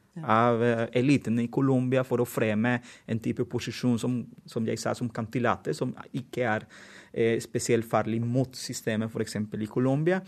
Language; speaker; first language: Norwegian; non-native, fluent; Spanish